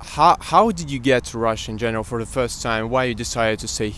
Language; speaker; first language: English; non-native, fluent; Russian